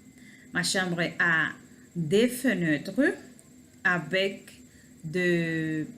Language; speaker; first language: French; non-native, learner; Spanish